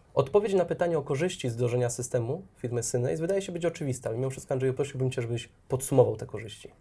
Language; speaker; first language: Polish; native; Polish